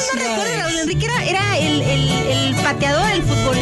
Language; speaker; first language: Spanish; native; Spanish